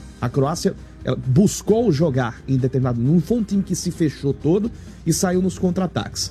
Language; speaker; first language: Portuguese; native; Portuguese